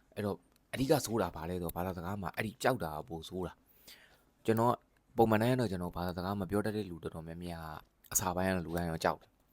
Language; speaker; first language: Burmese; native; Burmese